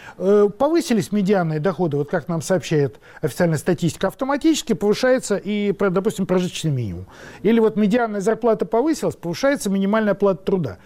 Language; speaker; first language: Russian; native; Russian